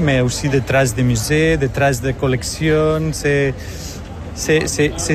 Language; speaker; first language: French; non-native, fluent; Spanish